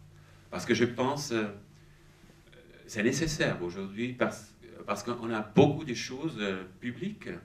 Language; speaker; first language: French; non-native, learner; German